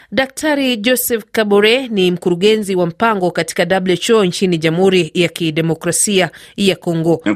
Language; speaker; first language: Swahili; non-native, local second language; Kalenjin